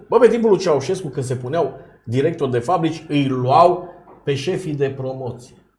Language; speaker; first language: Romanian; native; Romanian